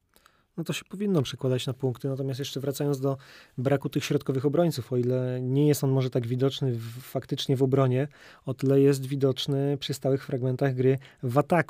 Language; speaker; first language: Polish; native; Polish